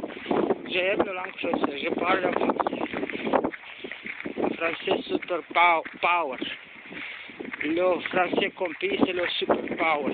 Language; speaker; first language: French; non-native, learner; Romanian